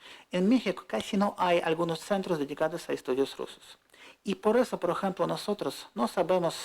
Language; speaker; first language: Spanish; non-native, fluent; Russian